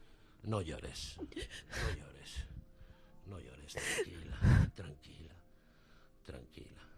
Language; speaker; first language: Spanish; native; Spanish